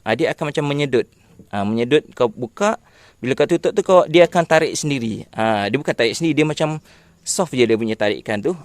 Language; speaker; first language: Malay; native; Malay